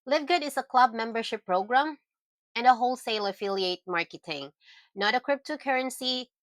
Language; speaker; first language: English; non-native, local second language; Filipino